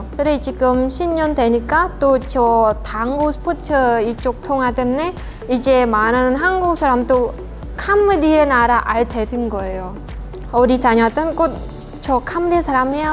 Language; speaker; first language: Korean; non-native, learner; Khmer